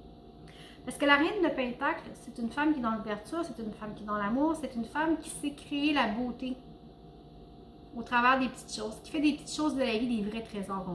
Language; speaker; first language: French; native; French